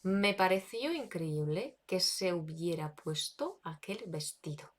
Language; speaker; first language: Spanish; non-native, fluent; Ukrainian